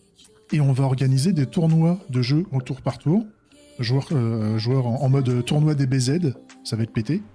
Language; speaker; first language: French; native; French